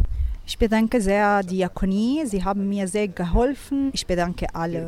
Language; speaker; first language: German; non-native, learner; Arabic